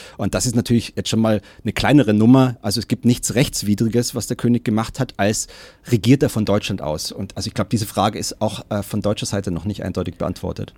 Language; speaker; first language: German; native; German